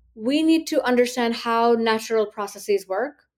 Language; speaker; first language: English; non-native, local second language; Hindi